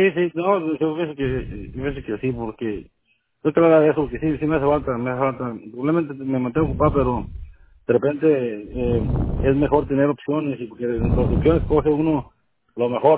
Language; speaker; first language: Spanish; native; Spanish